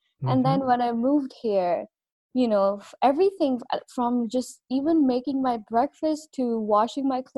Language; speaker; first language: English; non-native, local second language; Punjabi